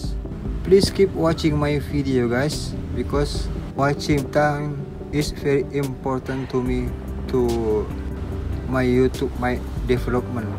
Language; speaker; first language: English; non-native, learner; Indonesian